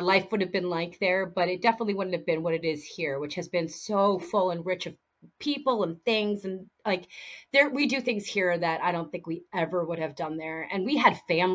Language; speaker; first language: English; native; English